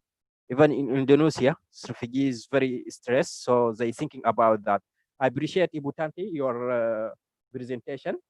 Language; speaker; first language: English; non-native, learner; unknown